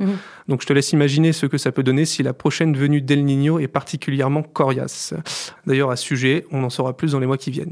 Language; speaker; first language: French; native; French